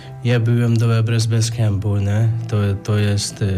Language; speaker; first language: Polish; non-native, learner; Nepali